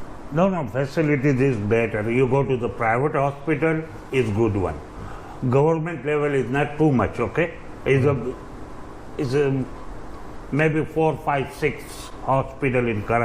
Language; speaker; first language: English; non-native, learner; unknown